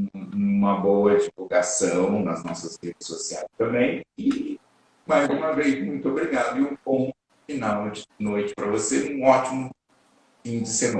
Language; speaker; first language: Portuguese; native; Portuguese